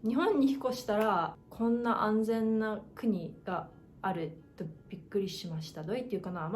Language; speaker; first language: Japanese; non-native, learner; English